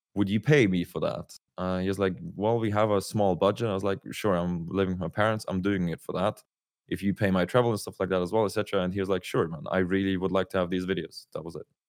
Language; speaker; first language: English; non-native, fluent; German